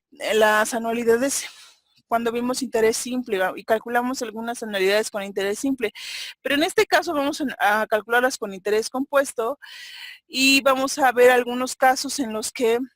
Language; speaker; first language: Spanish; native; Spanish